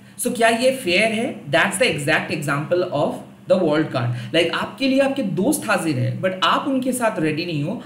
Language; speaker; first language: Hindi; non-native, local second language; Bangla